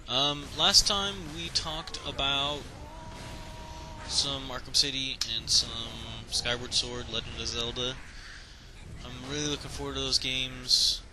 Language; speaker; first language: English; native; English